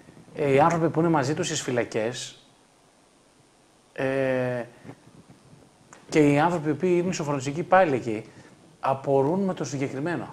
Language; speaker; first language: Greek; native; Greek